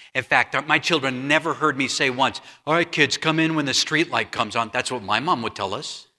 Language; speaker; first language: English; native; English